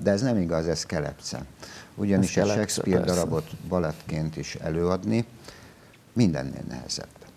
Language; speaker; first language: Hungarian; native; Hungarian